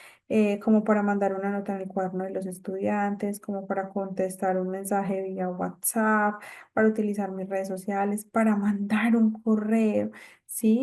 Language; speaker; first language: Spanish; native; Spanish